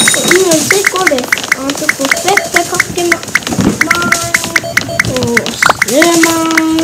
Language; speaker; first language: Norwegian; non-native, learner; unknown